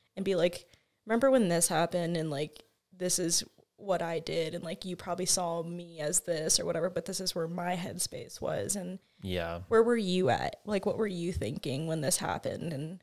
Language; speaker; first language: English; native; English